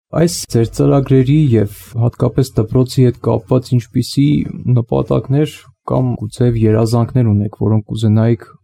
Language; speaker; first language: Armenian; native; Armenian